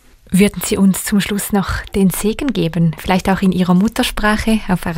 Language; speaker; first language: German; native; German